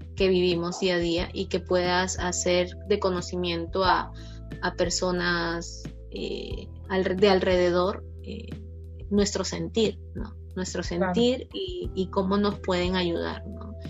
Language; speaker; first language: Spanish; native; Spanish